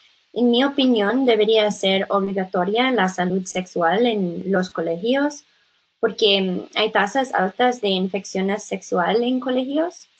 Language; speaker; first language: Spanish; non-native, learner; English